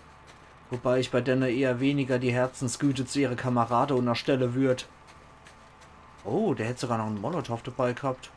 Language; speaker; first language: German; native; German